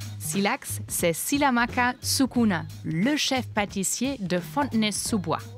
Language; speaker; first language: French; non-native, fluent; German